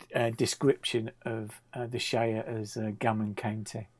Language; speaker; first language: English; native; English